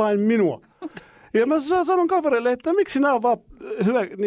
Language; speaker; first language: Finnish; non-native, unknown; Arabic